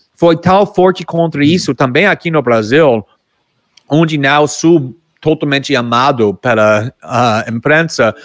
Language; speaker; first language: Portuguese; non-native, fluent; English